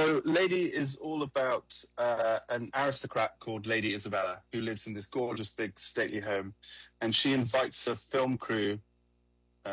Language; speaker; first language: English; native; English